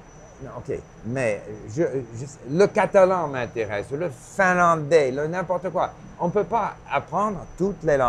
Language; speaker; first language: French; non-native, local second language; English